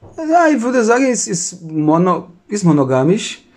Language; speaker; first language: German; non-native, learner; Portuguese